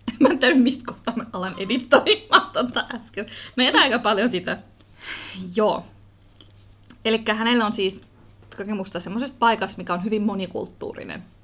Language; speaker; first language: Finnish; early bilingual, other home language; Kurdish